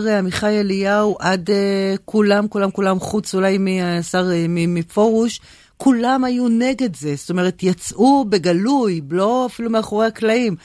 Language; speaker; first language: Hebrew; native; Hebrew